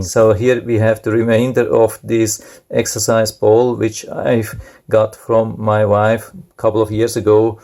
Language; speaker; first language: English; non-native, fluent; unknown